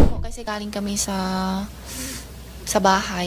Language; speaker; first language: Filipino; non-native, learner; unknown